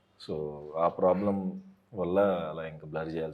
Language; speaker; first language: Telugu; native; Telugu